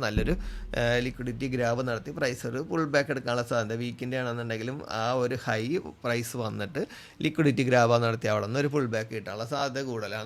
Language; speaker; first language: Malayalam; native; Malayalam